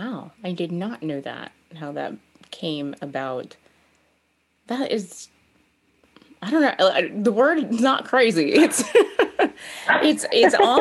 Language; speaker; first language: English; native; English